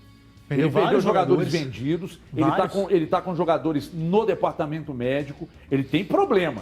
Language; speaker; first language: Portuguese; native; Portuguese